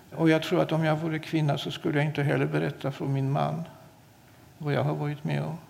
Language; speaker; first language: Swedish; non-native, fluent; Polish